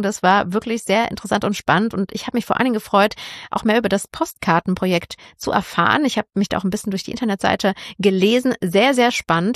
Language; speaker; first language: German; native; German